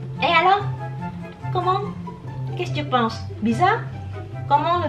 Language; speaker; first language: French; non-native, learner; Indonesian